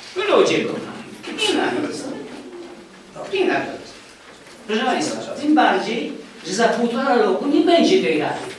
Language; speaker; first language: Polish; native; Polish